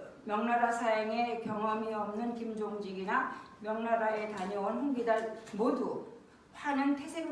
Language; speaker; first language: Korean; native; Korean